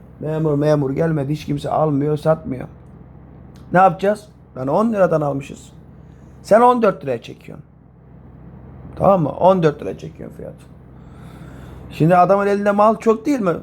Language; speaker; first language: Turkish; native; Turkish